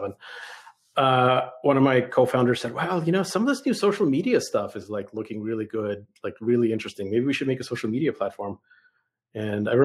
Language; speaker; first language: English; early bilingual, other home language; Russian